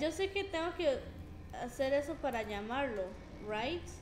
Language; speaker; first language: Spanish; native; Spanish